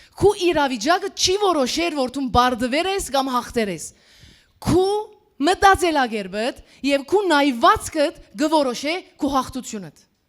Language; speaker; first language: Armenian; early bilingual, heritage; Armenian